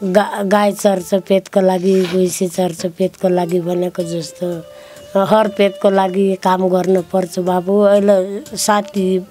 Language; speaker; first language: Nepali; non-native, local second language; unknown